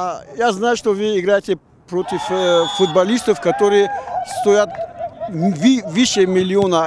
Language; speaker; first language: Russian; non-native, local second language; Tajik